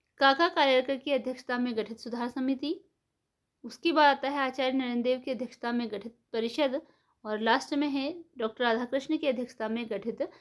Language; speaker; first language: Hindi; native; Hindi